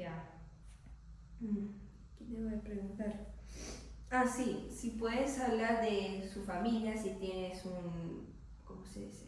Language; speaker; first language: Spanish; non-native, learner; English